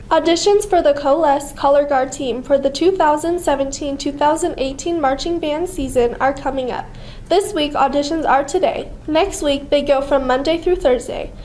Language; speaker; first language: English; native; English